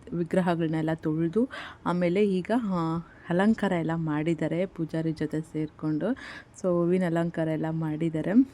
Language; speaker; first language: Kannada; native; Kannada